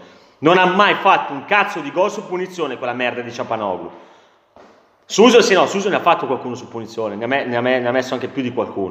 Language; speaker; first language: Italian; native; Italian